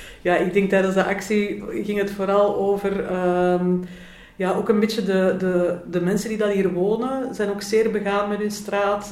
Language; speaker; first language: Dutch; native; Dutch